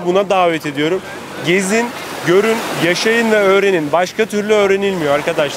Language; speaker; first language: Turkish; native; Turkish